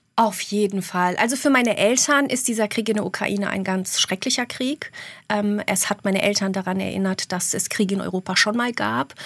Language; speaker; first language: German; early bilingual, other home language; Albanian